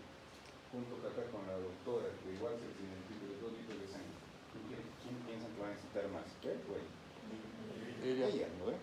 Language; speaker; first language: Spanish; native; Spanish